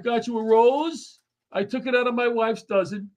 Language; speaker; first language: English; native; English